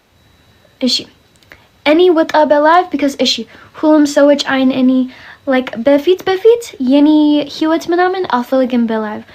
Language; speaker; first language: Amharic; early bilingual, heritage; English